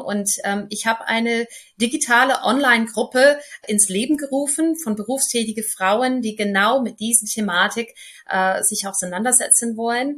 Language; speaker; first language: German; non-native, fluent; English